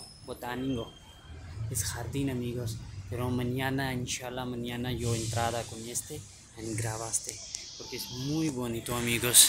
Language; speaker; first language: Spanish; non-native, learner; Urdu